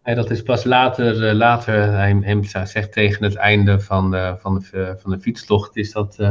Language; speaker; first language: Dutch; non-native, fluent; Arabic